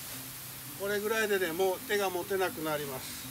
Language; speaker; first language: Japanese; native; Japanese